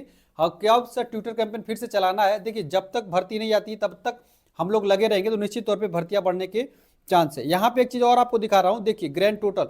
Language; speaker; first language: Hindi; native; Hindi